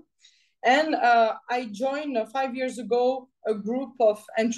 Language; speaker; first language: English; non-native, fluent; Spanish